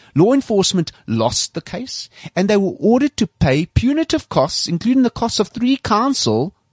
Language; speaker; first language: English; native; English